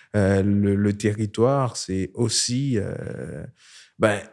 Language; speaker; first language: French; non-native, local second language; Haitian Creole